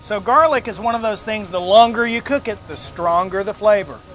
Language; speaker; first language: English; native; English